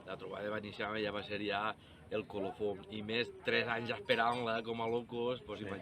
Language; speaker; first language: Catalan; native; Catalan